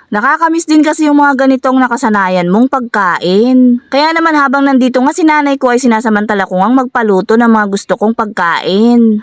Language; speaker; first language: Filipino; non-native, local second language; Iloko